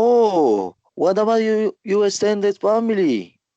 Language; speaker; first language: English; non-native, learner; Spanish